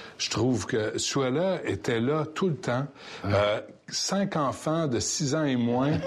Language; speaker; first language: French; native; French